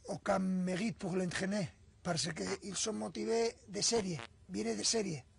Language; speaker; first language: French; non-native, fluent; Spanish